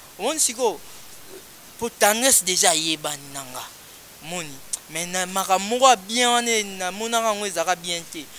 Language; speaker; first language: Lingala; native; Lingala